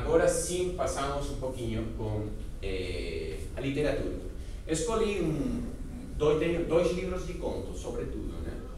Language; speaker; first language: Portuguese; non-native, fluent; Spanish